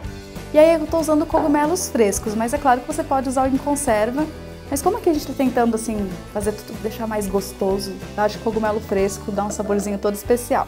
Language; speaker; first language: Portuguese; native; Portuguese